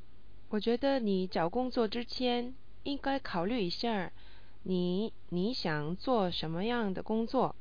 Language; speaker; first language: Chinese; non-native, learner; English